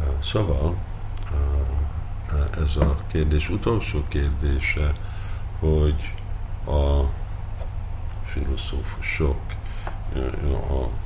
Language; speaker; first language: Hungarian; early bilingual, heritage; Hungarian